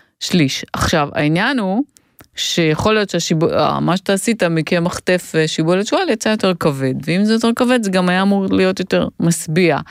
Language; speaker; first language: Hebrew; native; Hebrew